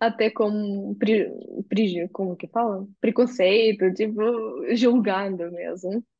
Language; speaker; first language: Portuguese; non-native, fluent; Russian